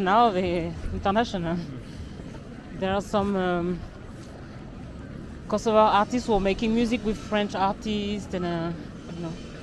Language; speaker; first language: English; non-native, learner; French